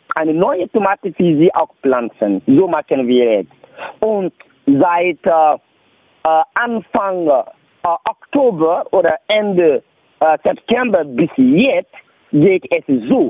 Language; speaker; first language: German; non-native, learner; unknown